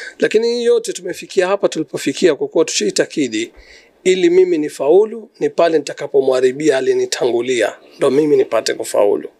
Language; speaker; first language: Swahili; native; Swahili